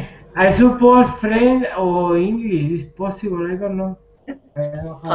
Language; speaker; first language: English; non-native, learner; Spanish